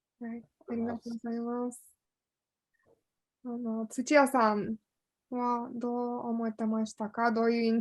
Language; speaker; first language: Japanese; non-native, fluent; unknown